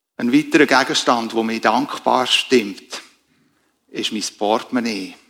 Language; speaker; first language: German; native; German